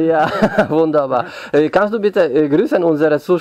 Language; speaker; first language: German; non-native, learner; Polish